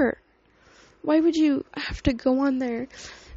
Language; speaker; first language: English; native; English